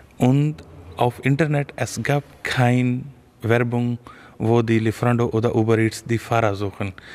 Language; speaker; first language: German; non-native, fluent; Urdu